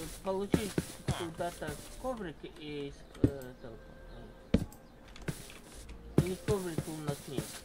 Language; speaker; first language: Russian; non-native, learner; Latvian